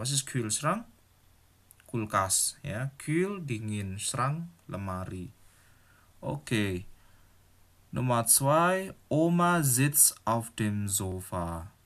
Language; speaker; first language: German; non-native, fluent; Indonesian